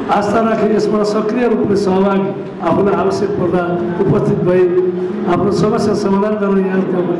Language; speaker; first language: Nepali; native; Nepali